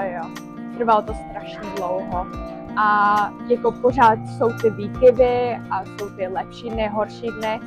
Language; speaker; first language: Czech; early bilingual, heritage; Czech